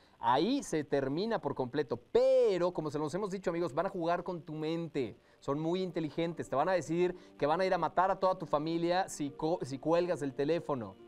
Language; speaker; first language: Spanish; native; Spanish